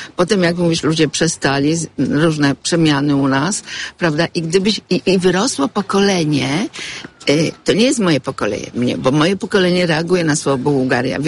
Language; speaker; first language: Polish; native; Polish